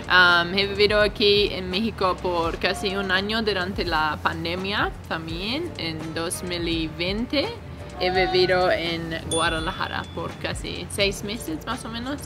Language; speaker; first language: Spanish; non-native, learner; English